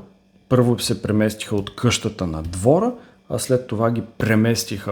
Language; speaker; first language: Bulgarian; native; Bulgarian